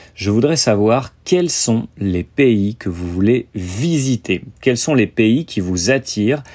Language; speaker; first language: French; native; French